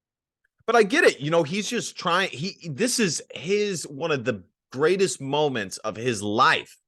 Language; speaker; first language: English; native; English